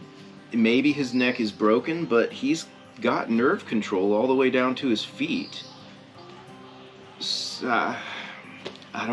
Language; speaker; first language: English; native; English